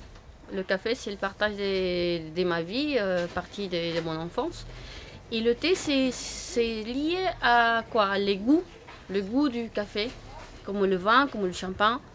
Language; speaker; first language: French; non-native, fluent; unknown